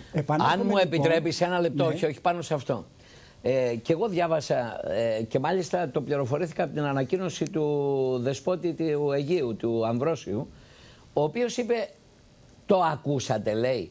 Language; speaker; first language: Greek; native; Greek